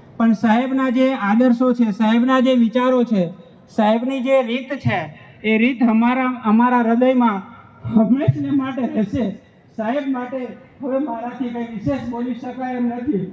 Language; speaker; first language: Gujarati; native; Gujarati